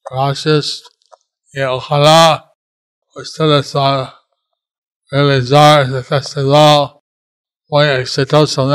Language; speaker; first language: Spanish; non-native, learner; English